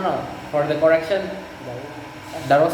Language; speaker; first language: English; non-native, learner; Indonesian